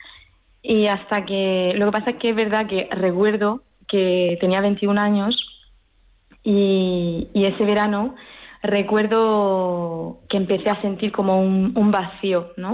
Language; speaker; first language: Spanish; early bilingual, heritage; French